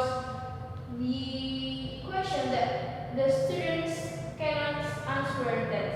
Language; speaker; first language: English; non-native, learner; Indonesian